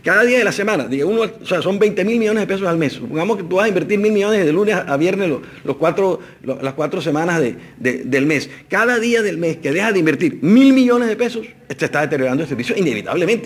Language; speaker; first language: Spanish; native; Spanish